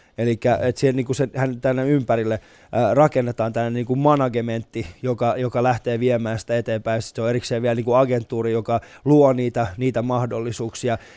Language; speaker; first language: Finnish; non-native, fluent; Persian